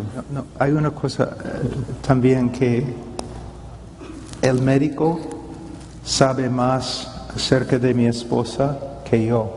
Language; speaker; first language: Spanish; non-native, fluent; English